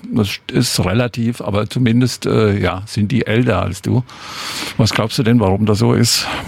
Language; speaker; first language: German; native; German